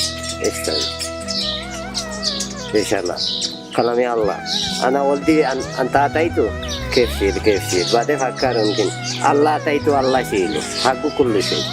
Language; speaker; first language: Arabic; non-native, learner; Bangla